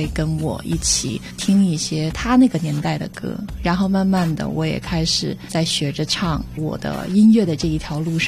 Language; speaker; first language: Chinese; native; Chinese